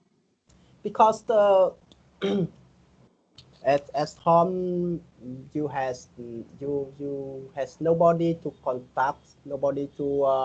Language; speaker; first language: English; non-native, learner; Vietnamese